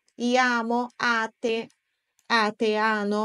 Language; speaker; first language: Italian; non-native, fluent; Portuguese